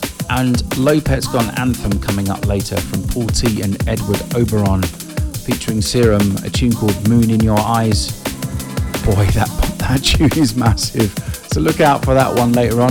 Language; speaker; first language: English; native; English